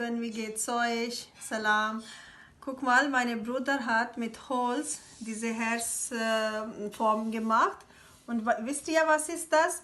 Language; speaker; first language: German; non-native, learner; Urdu